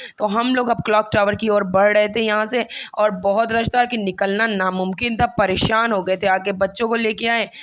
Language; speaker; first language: Hindi; native; Hindi